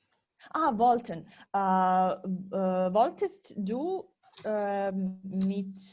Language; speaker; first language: German; non-native, learner; Serbian